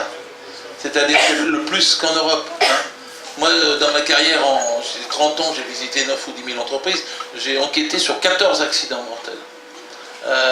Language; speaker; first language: French; native; French